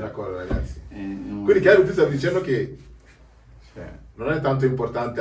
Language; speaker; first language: Italian; native; Italian